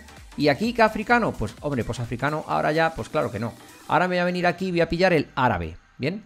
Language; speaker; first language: Spanish; native; Spanish